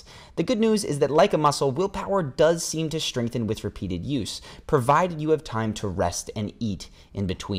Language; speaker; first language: English; native; English